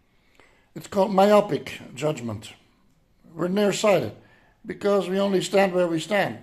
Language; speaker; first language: English; non-native, fluent; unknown